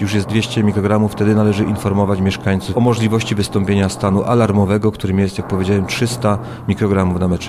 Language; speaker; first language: Polish; native; Polish